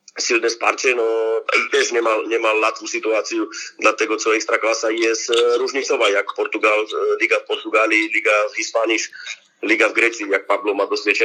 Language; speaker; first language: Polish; non-native, learner; Slovak